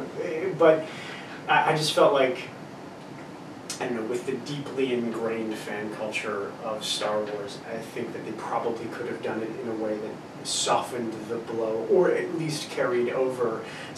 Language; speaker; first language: English; native; English